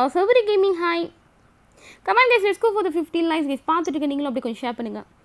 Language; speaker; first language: Tamil; early bilingual, heritage; Tamil